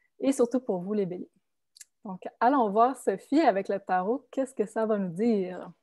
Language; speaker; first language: French; native; French